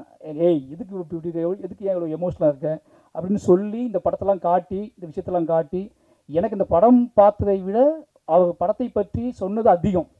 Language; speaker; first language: Tamil; native; Tamil